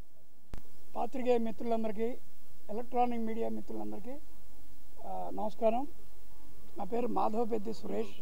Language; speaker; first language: Telugu; native; Telugu